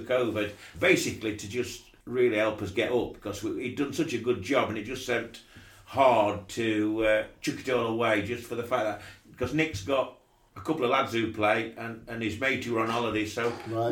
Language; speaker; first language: English; native; English